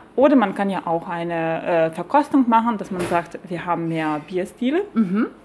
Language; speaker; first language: German; non-native, fluent; Lithuanian